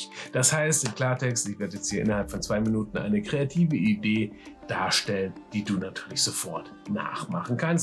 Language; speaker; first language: German; native; German